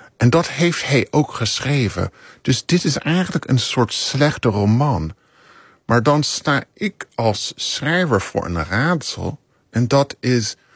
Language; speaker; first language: Dutch; non-native, fluent; English